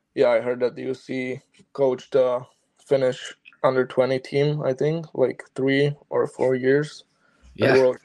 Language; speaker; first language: English; non-native, fluent; Slovak